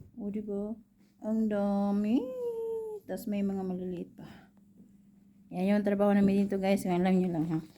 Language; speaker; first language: Filipino; non-native, local second language; Cebuano